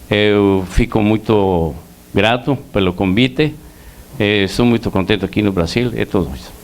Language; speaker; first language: Portuguese; non-native, learner; Spanish